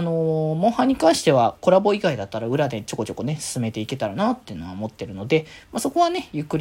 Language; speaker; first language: Japanese; native; Japanese